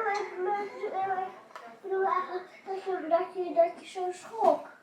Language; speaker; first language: Dutch; early bilingual, other home language; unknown